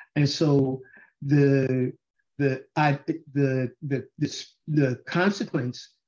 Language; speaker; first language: English; native; English